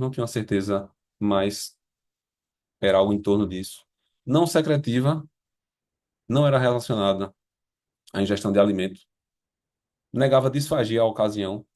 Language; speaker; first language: Portuguese; native; Portuguese